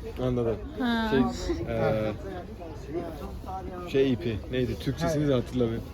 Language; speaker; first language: Turkish; non-native, learner; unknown